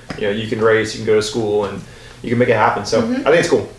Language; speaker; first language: English; native; English